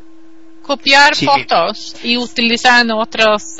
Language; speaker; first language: Spanish; non-native, learner; Swedish